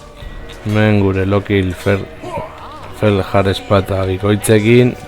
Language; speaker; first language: Basque; native; Basque